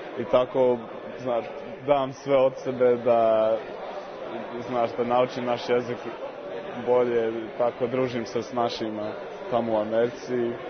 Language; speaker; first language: Serbian; early bilingual, heritage; English